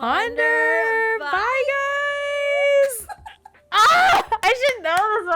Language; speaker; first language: English; native; English